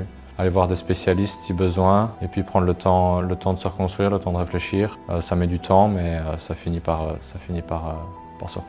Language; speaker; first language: French; native; French